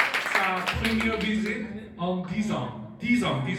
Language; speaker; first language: French; non-native, learner; Korean